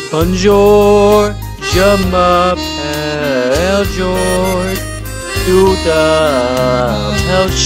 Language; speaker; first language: French; non-native, learner; English